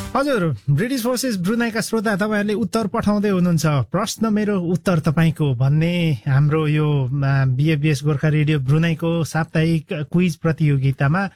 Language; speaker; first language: Nepali; native; Nepali